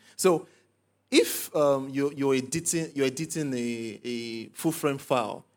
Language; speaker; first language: English; non-native, local second language; Igbo